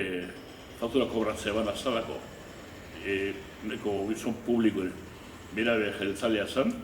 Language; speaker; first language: Basque; native; Basque